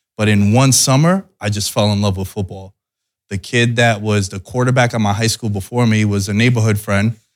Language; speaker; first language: English; early bilingual, other home language; Greek